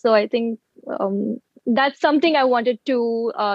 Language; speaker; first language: English; non-native, local second language; Gujarati